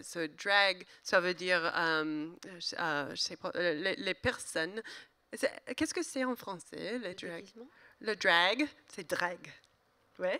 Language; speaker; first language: French; non-native, learner; English